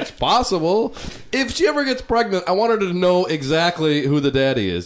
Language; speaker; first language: English; native; English